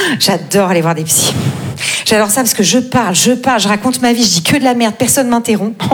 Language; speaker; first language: French; native; French